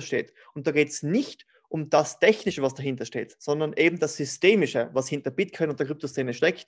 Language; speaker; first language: German; native; German